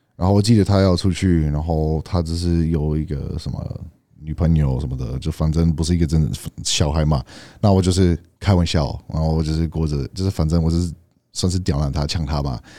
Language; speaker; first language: Chinese; native; Chinese